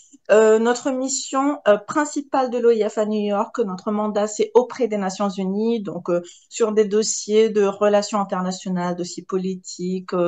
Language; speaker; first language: French; non-native, local second language; Arabic